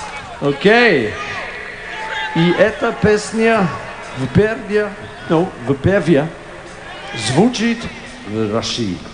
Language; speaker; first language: Russian; non-native, learner; English